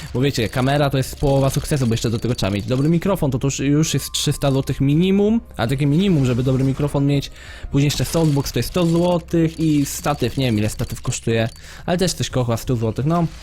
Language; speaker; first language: Polish; native; Polish